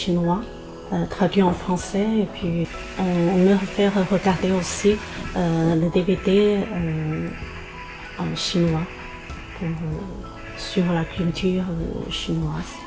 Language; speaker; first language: French; non-native, fluent; Chinese